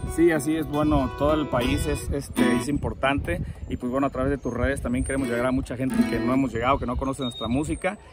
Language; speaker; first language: Spanish; native; Spanish